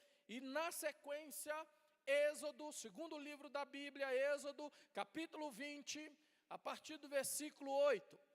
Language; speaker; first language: Portuguese; native; Portuguese